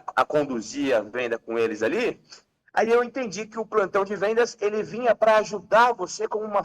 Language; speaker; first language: Portuguese; native; Portuguese